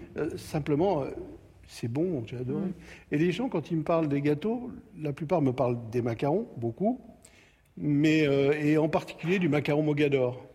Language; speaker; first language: French; native; French